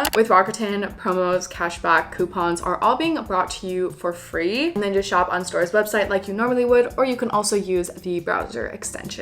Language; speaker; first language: English; native; English